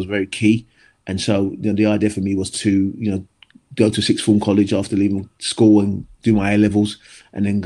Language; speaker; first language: English; native; English